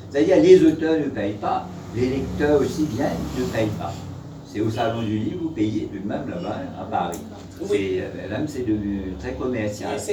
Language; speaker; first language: French; non-native, local second language; Morisyen